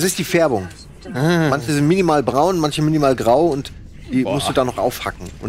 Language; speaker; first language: German; native; German